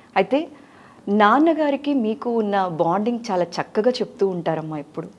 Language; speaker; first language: Telugu; native; Telugu